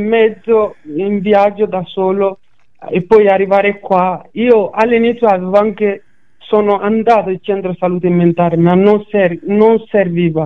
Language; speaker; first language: Italian; non-native, fluent; Bambara